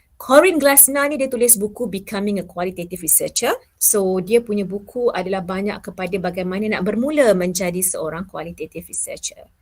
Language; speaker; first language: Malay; native; Malay